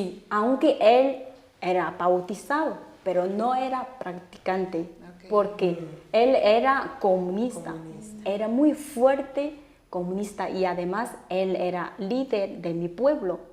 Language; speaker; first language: Spanish; non-native, fluent; Chinese